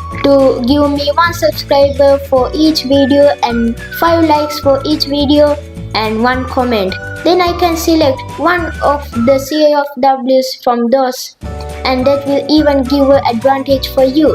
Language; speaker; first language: English; non-native, local second language; Sinhala